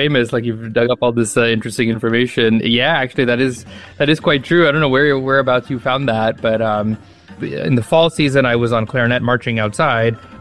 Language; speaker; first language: English; non-native, local second language; Marathi